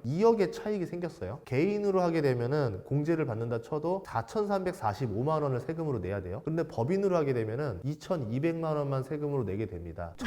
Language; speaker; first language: Korean; native; Korean